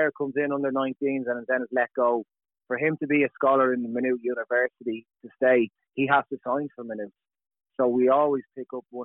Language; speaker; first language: English; native; English